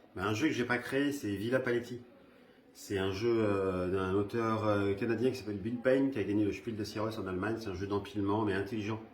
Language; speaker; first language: French; early bilingual, other home language; Spanish